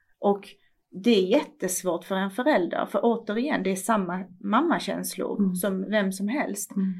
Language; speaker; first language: Swedish; early bilingual, other home language; Persian